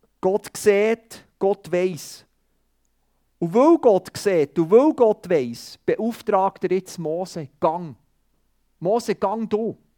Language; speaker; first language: German; non-native, fluent; Swiss German